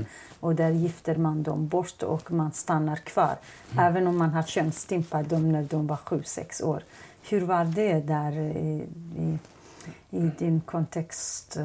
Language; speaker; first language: Swedish; non-native, fluent; Kurdish